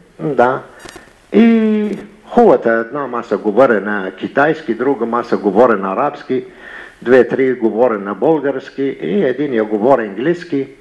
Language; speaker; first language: Bulgarian; non-native, learner; Arabic